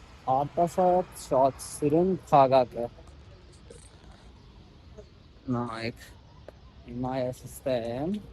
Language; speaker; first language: Armenian; non-native, learner; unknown